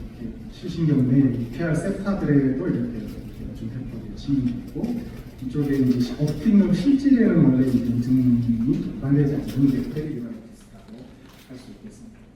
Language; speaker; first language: Korean; native; Korean